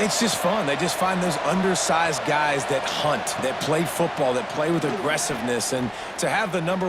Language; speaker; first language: English; native; English